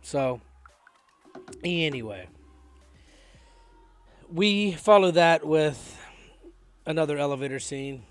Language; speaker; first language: English; native; English